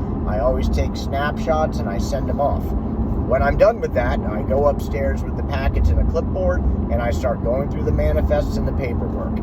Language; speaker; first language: English; native; English